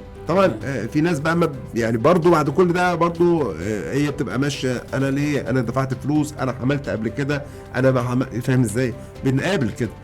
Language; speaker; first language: Arabic; native; Arabic